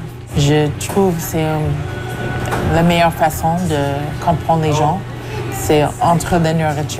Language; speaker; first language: French; non-native, fluent; English